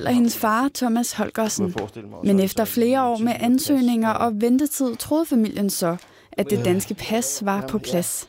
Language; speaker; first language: Danish; native; Danish